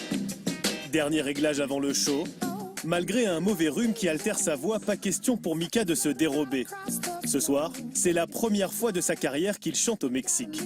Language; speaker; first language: French; native; French